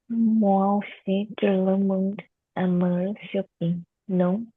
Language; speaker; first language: French; non-native, learner; Korean